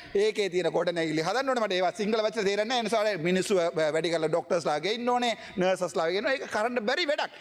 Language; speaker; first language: Sinhala; non-native, local second language; Tamil